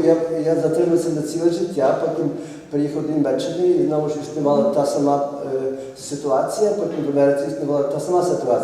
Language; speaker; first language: Ukrainian; early bilingual, heritage; Ukrainian